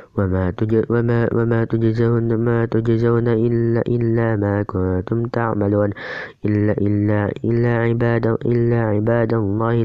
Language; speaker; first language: Arabic; non-native, learner; Indonesian